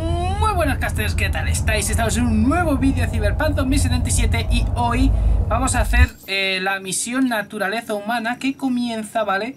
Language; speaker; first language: Spanish; native; Spanish